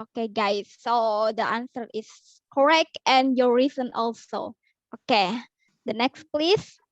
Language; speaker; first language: English; non-native, learner; Indonesian